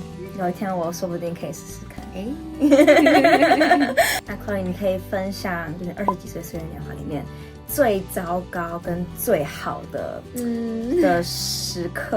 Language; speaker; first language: Chinese; native; Chinese